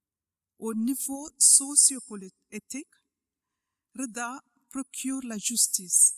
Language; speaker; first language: French; non-native, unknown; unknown